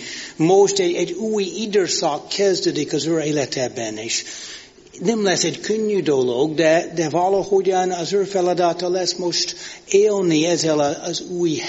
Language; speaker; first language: Hungarian; non-native, fluent; English